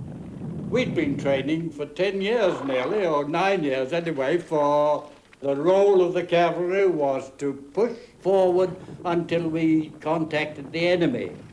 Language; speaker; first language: English; native; English